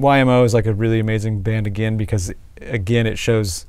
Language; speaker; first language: English; native; English